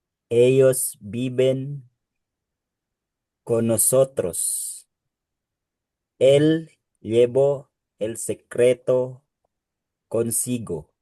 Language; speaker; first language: Spanish; non-native, learner; Filipino